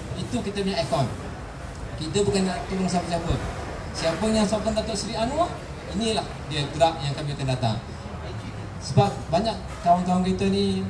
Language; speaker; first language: Malay; native; Malay